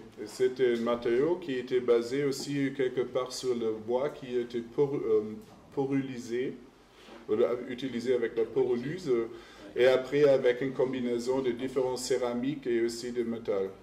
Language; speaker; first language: French; non-native, fluent; German